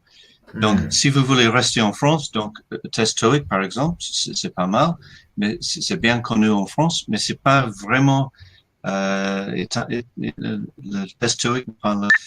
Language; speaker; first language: French; non-native, fluent; English